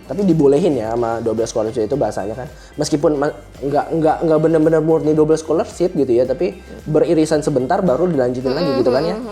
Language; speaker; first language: Indonesian; native; Indonesian